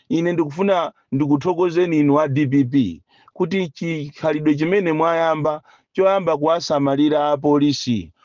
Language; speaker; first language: Nyanja; native; Nyanja